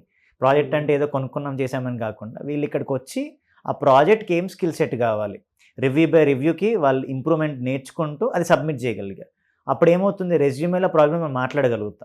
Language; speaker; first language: Telugu; native; Telugu